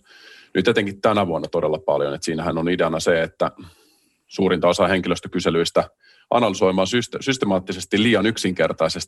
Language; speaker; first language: Finnish; native; Finnish